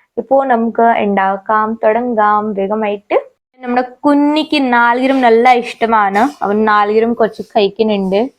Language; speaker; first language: Malayalam; non-native, learner; Kannada